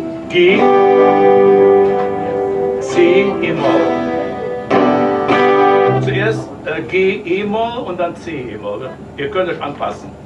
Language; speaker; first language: German; native; German